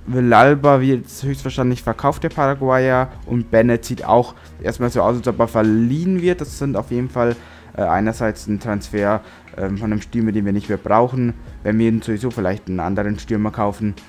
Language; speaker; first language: German; native; German